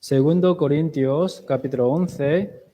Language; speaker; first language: Spanish; non-native, learner; Chinese